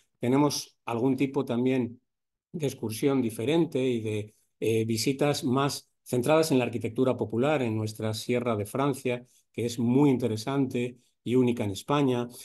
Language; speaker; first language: Spanish; native; Spanish